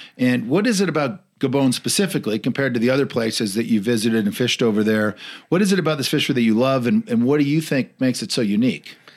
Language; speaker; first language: English; native; English